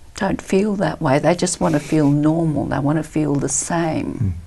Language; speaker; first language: English; early bilingual, other home language; Italian